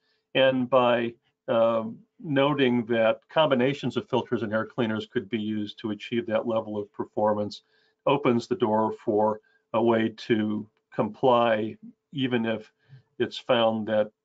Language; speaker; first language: English; native; English